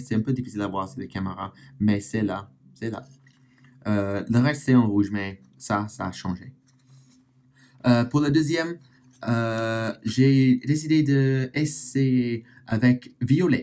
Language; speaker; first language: French; non-native, fluent; English